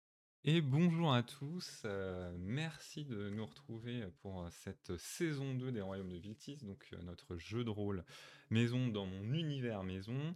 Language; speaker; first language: French; native; French